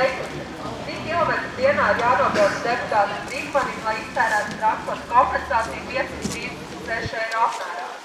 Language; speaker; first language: Latvian; native; Latvian